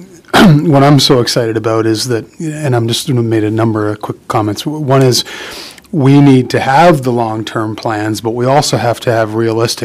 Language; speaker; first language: English; native; English